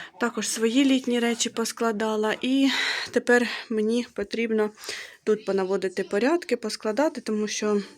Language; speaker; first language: Ukrainian; non-native, local second language; Russian